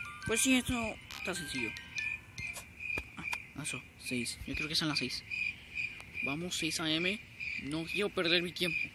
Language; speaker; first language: Spanish; native; Spanish